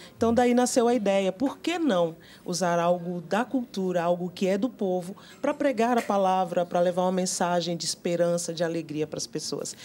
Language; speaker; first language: Portuguese; native; Portuguese